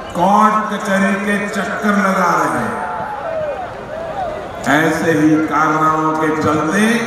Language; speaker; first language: Hindi; non-native, local second language; Gujarati